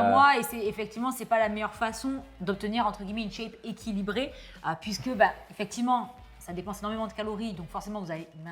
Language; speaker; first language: French; native; French